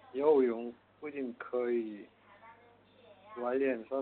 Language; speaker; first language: Chinese; non-native, learner; Korean